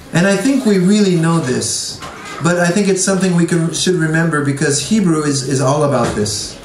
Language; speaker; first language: English; native; English